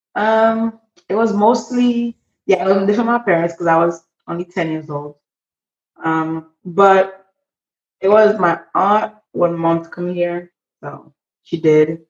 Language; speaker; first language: English; early bilingual, other home language; Haitian Creole